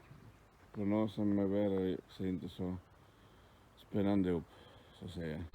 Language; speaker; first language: Swedish; non-native, fluent; Spanish